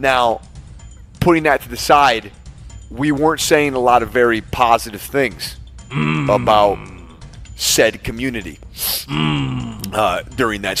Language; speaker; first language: English; native; English